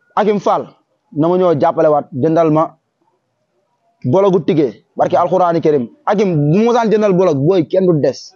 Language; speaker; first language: Wolof; non-native, local second language; Fula